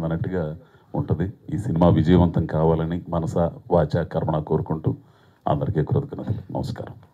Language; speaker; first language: Telugu; native; Telugu